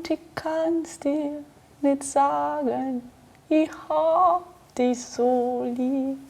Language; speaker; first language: German; non-native, fluent; Arabic